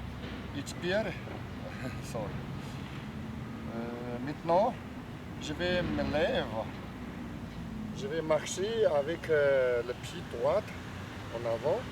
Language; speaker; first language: French; non-native, learner; Chinese